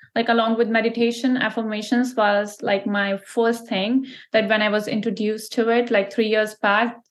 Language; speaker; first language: English; non-native, local second language; Punjabi